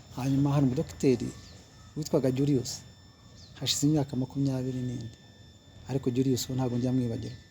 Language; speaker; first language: Kinyarwanda; early bilingual, heritage; Kinyarwanda